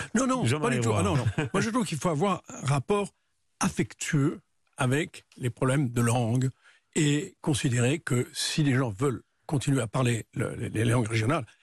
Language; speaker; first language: French; native; French